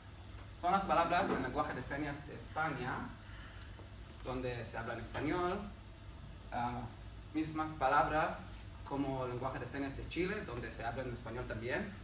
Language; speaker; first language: Spanish; non-native, learner; Hebrew